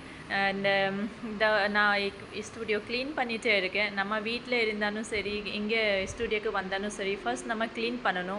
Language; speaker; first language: Tamil; non-native, local second language; Assamese